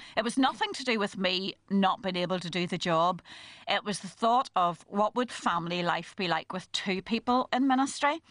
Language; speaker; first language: English; native; English